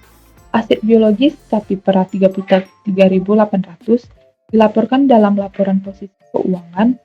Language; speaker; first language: Indonesian; native; Indonesian